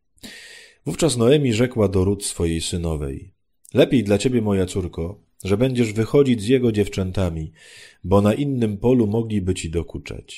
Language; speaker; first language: Polish; native; Polish